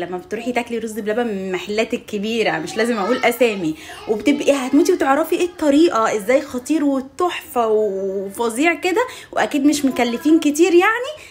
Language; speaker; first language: Arabic; native; Arabic